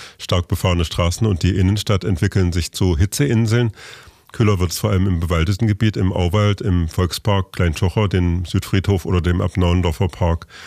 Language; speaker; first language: German; native; German